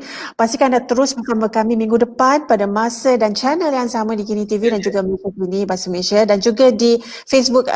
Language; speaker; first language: Malay; native; Malay